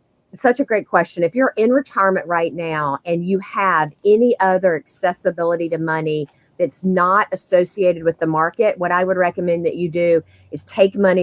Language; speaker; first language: English; native; English